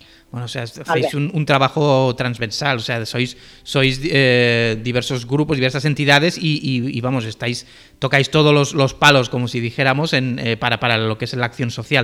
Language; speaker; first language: Spanish; native; Spanish